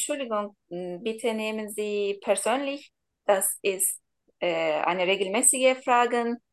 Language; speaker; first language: German; non-native, learner; Turkish